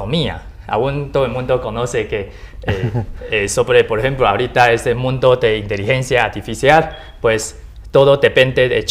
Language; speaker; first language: Spanish; non-native, learner; Chinese